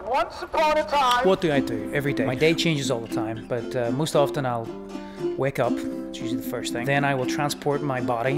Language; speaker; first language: English; native; English